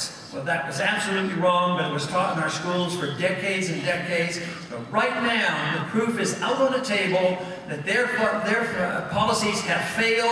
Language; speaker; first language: English; native; English